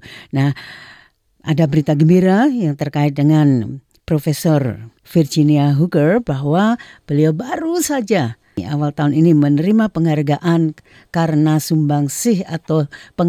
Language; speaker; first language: Indonesian; native; Indonesian